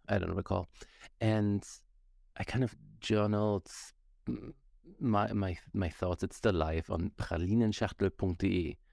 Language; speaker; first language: English; non-native, fluent; German